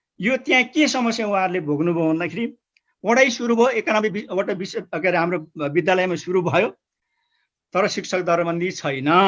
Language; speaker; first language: Nepali; non-native, local second language; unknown